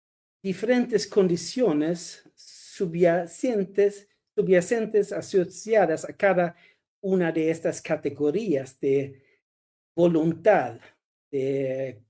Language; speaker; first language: Spanish; non-native, fluent; Swedish